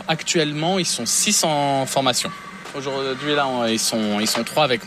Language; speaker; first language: French; native; French